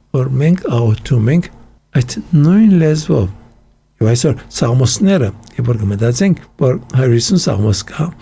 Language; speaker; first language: Armenian; early bilingual, heritage; Armenian